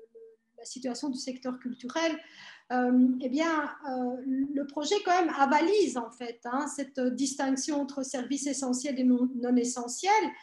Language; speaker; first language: French; native; French